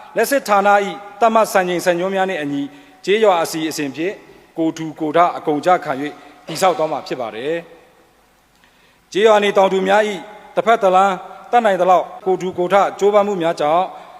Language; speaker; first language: Burmese; non-native, local second language; Pa'o Karen